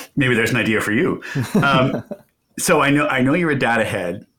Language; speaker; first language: English; native; English